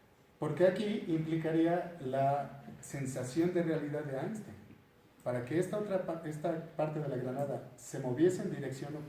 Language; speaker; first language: Spanish; native; Spanish